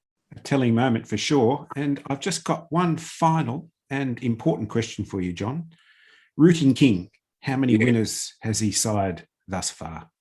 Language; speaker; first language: English; native; English